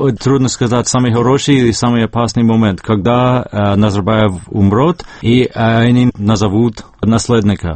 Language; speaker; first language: Russian; non-native, fluent; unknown